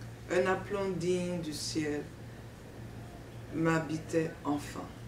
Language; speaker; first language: French; non-native, local second language; Duala